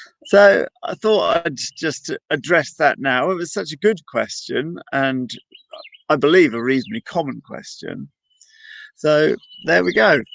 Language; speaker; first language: English; native; English